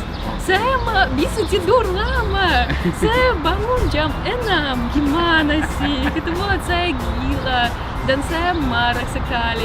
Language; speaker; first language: Indonesian; non-native, learner; Russian